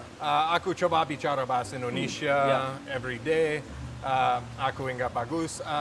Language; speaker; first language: Indonesian; non-native, learner; English